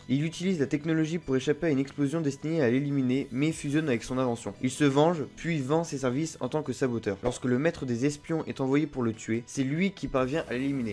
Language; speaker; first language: French; native; French